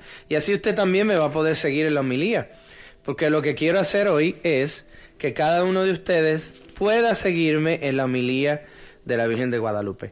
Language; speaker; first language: Spanish; native; Spanish